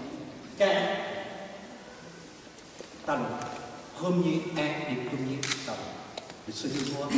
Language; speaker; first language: French; non-native, fluent; Vietnamese